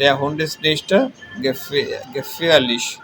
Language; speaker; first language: German; non-native, fluent; Urdu